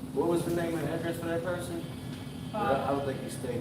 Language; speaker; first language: English; native; English